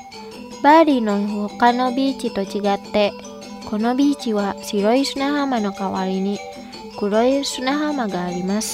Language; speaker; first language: Japanese; non-native, fluent; Indonesian